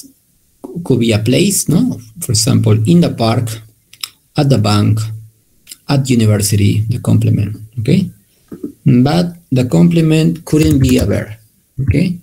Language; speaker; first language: English; non-native, learner; Spanish